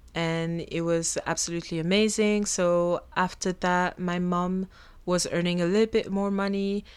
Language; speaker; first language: English; non-native, fluent; French